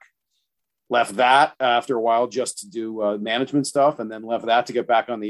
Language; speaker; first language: English; native; English